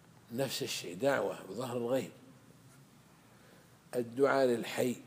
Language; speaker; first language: Arabic; native; Arabic